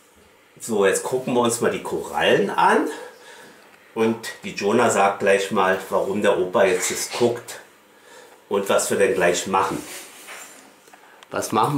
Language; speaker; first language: German; native; German